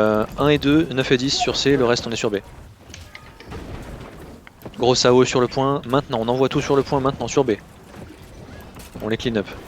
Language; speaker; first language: French; native; French